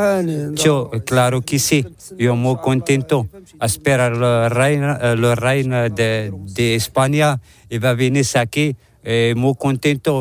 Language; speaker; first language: Spanish; non-native, learner; Arabic